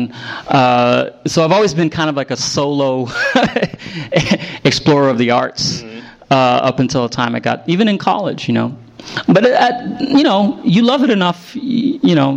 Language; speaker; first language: English; native; English